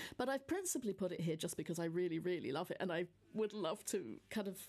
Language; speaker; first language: English; native; English